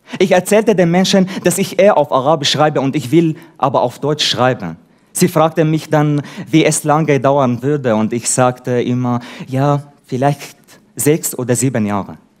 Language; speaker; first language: German; non-native, fluent; Arabic